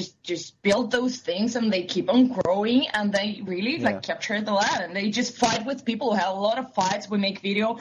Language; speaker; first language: English; non-native, fluent; Russian